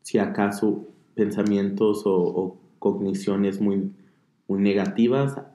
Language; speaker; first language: Spanish; early bilingual, heritage; Spanish